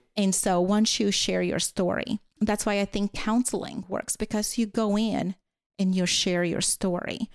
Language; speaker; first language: English; non-native, fluent; Latvian